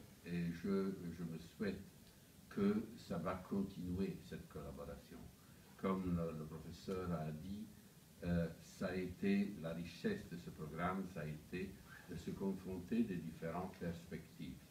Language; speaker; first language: French; non-native, fluent; Italian